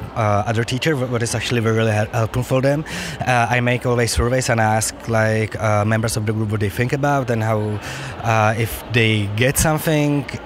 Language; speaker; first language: English; non-native, fluent; Czech